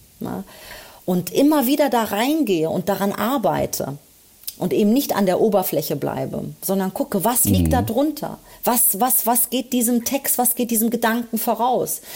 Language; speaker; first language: German; early bilingual, other home language; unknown